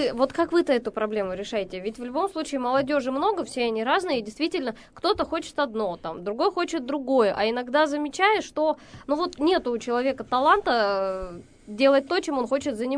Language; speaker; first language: Russian; native; Russian